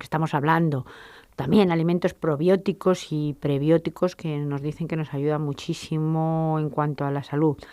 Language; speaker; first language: Spanish; native; Spanish